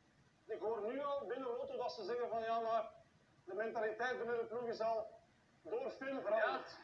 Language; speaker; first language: Dutch; native; Dutch